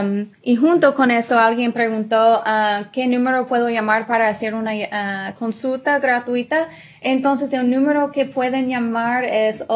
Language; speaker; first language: Spanish; early bilingual, other home language; English